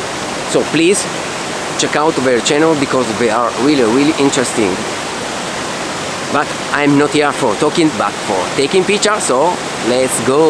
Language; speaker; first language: English; non-native, fluent; Italian